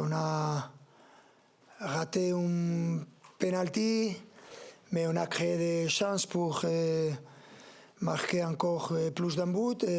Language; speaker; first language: French; non-native, learner; Spanish